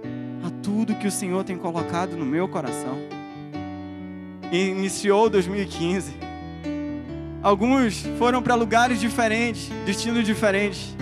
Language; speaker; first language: Portuguese; native; Portuguese